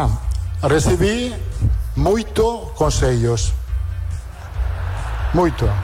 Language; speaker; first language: Portuguese; non-native, learner; Italian